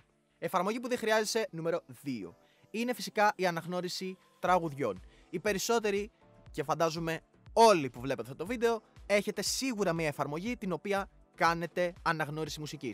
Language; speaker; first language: Greek; native; Greek